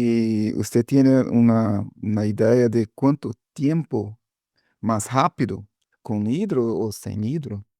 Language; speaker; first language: Spanish; non-native, learner; Portuguese